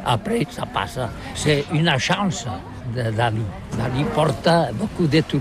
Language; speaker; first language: French; non-native, learner; Catalan